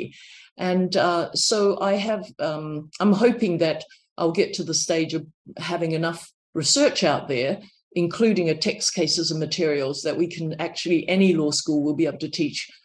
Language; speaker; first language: English; native; English